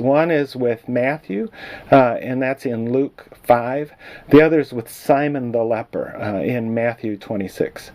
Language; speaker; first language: English; native; English